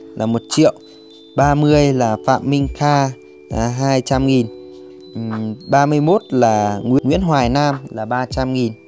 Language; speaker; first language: Vietnamese; native; Vietnamese